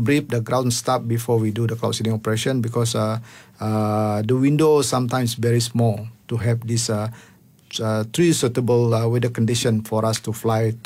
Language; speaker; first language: English; non-native, local second language; Malay